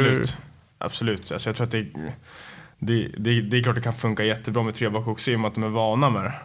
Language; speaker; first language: Swedish; native; Swedish